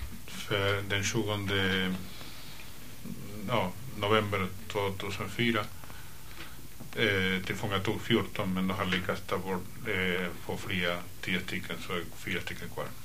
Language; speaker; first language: Swedish; non-native, fluent; Spanish